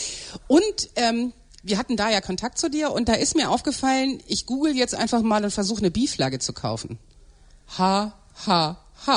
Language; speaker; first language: German; native; German